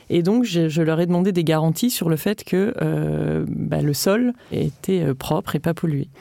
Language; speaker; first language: French; native; French